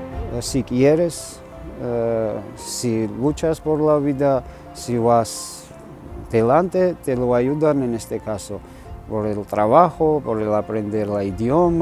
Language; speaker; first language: Spanish; non-native, fluent; Georgian